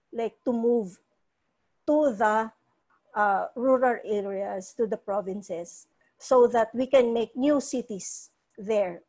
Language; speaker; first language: English; non-native, local second language; Cebuano